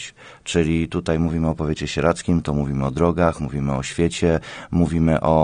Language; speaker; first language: Polish; native; Polish